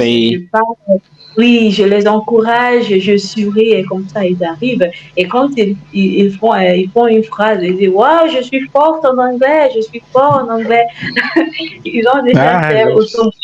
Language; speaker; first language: French; non-native, fluent; Igbo